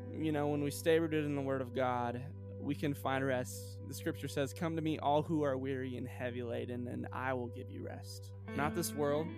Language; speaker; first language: English; native; English